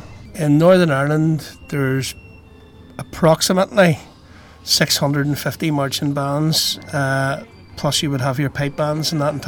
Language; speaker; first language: English; native; English